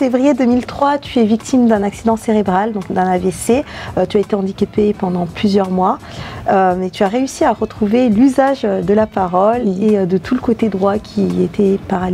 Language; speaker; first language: French; native; French